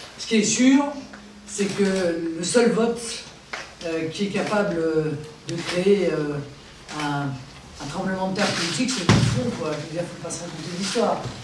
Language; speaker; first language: French; native; French